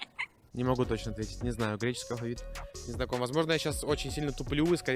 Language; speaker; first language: Russian; native; Russian